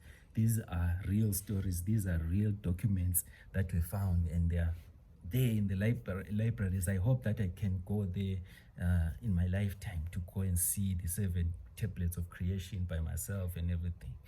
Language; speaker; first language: English; non-native, local second language; Xhosa